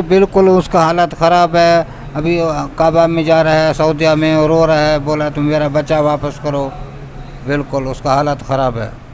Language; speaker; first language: Hindi; non-native, learner; Baluchi